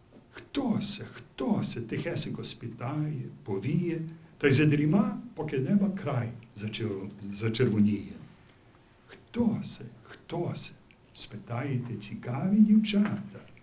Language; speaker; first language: Ukrainian; early bilingual, heritage; Ukrainian